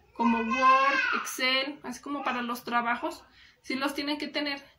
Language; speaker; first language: Spanish; native; Spanish